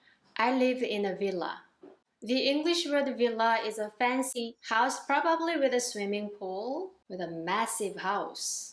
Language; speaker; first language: English; non-native, fluent; Korean